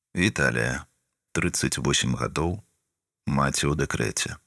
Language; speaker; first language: Belarusian; non-native, local second language; Russian